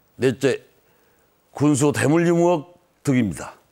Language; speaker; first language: Korean; native; Korean